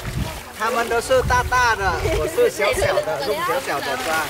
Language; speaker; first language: Chinese; non-native, learner; Vietnamese